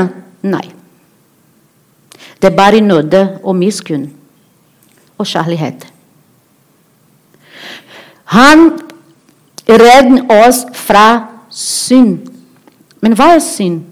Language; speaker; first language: Norwegian; non-native, learner; Portuguese